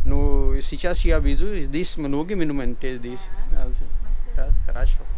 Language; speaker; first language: Russian; non-native, learner; Urdu